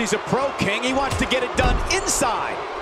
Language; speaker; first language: English; native; English